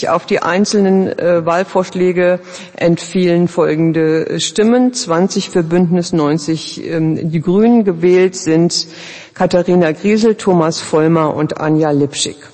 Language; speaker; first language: German; native; German